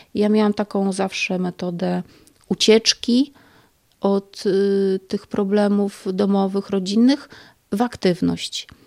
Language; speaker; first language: Polish; native; Polish